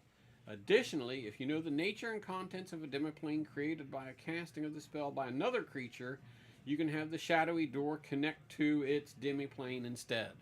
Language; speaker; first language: English; native; English